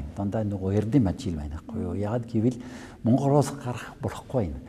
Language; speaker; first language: Mongolian; non-native, fluent; French